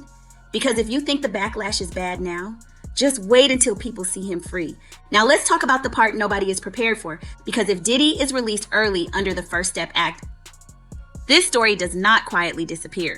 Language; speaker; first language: English; native; English